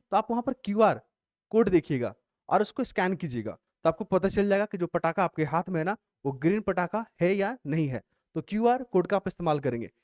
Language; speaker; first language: Hindi; native; Hindi